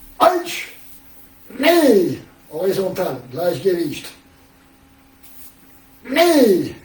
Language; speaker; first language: German; non-native, learner; French